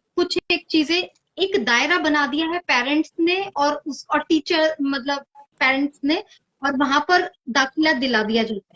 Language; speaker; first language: Hindi; native; Hindi